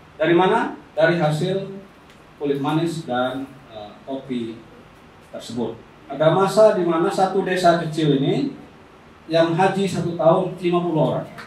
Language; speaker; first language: Indonesian; non-native, local second language; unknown